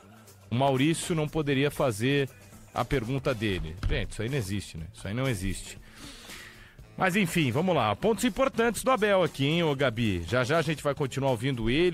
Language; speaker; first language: Portuguese; native; Portuguese